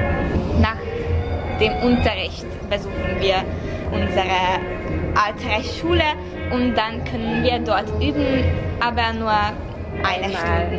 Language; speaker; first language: German; non-native, local second language; Hungarian